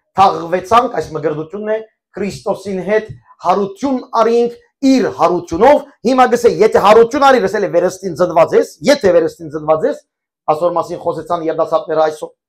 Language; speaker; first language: Armenian; early bilingual, heritage; Armenian